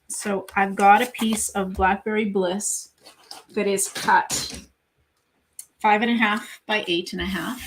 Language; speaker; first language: English; native; English